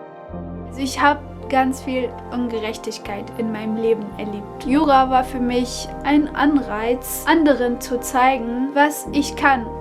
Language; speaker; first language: German; non-native, fluent; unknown